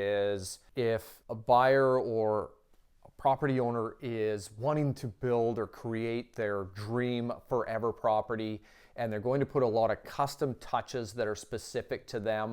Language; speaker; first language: English; native; English